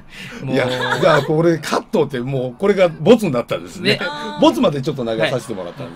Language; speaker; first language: Japanese; native; Japanese